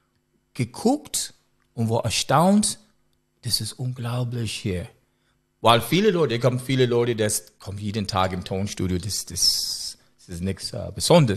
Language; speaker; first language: German; non-native, learner; English